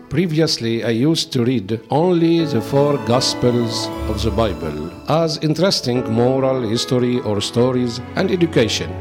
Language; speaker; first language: English; non-native, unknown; Arabic